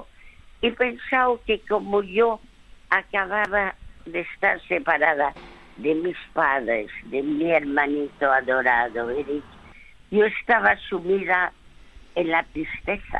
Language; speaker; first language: Spanish; early bilingual, other home language; French